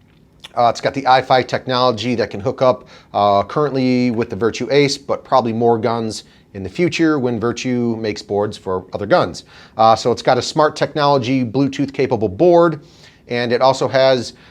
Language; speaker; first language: English; native; English